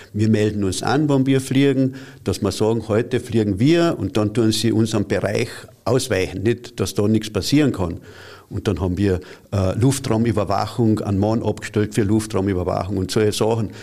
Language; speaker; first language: German; native; German